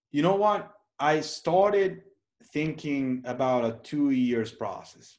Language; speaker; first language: English; non-native, fluent; Italian